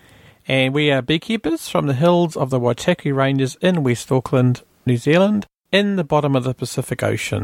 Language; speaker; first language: English; native; English